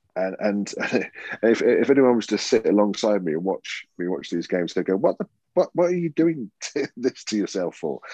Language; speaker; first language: English; native; English